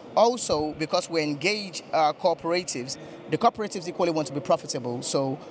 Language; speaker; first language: English; non-native, local second language; Yoruba